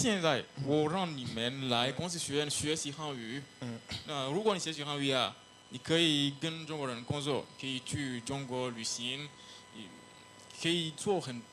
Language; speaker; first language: Chinese; non-native, learner; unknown